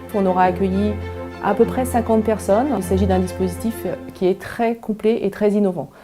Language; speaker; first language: French; native; French